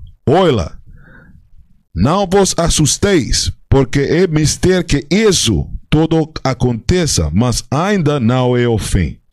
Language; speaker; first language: Portuguese; non-native, fluent; Spanish